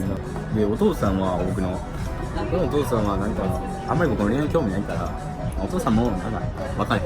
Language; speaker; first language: Japanese; native; Japanese